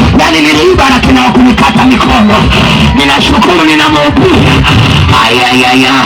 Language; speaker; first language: Swahili; native; Swahili